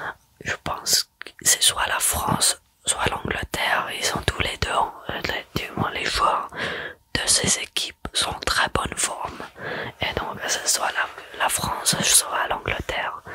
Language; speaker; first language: French; early bilingual, heritage; French